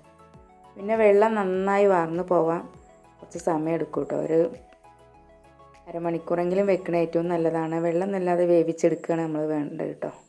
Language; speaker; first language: Malayalam; native; Malayalam